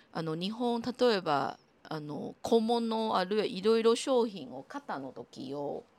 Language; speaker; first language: Japanese; non-native, fluent; Chinese